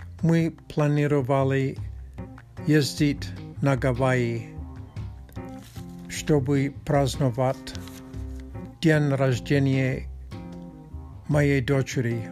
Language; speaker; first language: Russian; non-native, learner; Czech